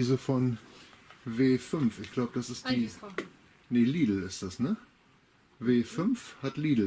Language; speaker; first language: German; native; German